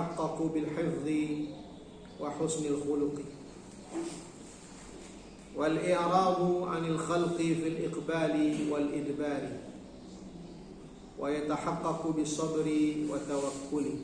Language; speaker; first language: Arabic; non-native, fluent; Indonesian